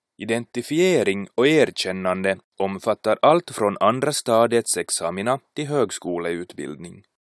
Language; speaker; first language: Swedish; native; Swedish